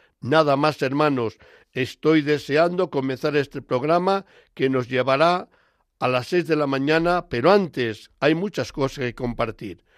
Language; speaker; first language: Spanish; native; Spanish